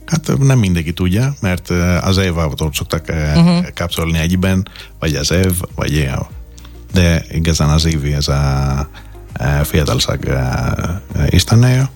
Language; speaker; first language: Hungarian; non-native, learner; Greek